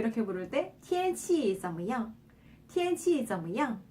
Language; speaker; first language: Chinese; non-native, learner; Korean